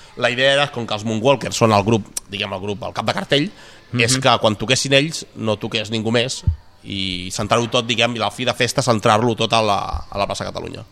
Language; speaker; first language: Catalan; native; Catalan